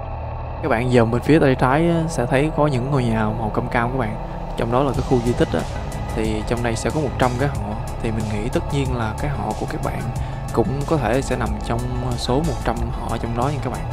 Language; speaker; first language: Vietnamese; native; Vietnamese